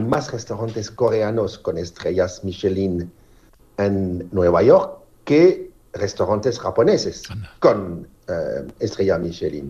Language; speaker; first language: Spanish; non-native, fluent; French